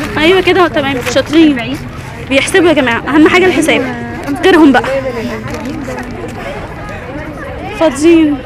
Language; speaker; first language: Arabic; native; Arabic